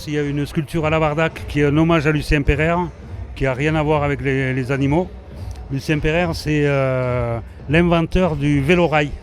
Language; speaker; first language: French; native; French